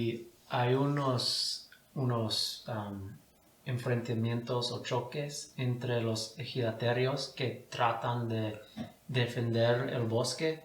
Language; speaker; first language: Spanish; non-native, fluent; English